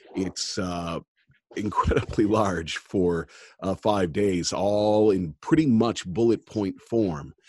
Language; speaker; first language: English; native; English